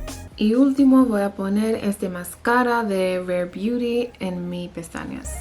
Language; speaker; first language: Spanish; early bilingual, heritage; English